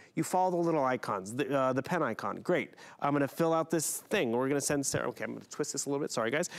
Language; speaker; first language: English; native; English